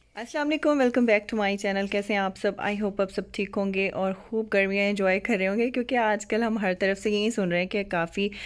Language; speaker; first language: Hindi; native; Hindi